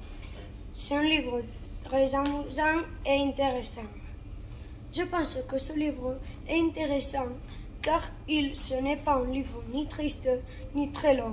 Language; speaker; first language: French; non-native, learner; Catalan